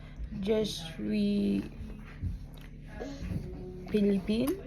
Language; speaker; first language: French; non-native, learner; Filipino